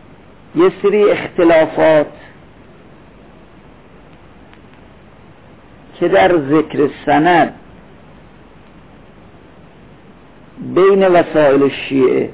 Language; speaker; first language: Persian; native; Persian